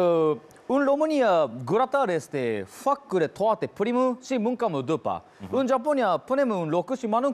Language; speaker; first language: Romanian; non-native, learner; Japanese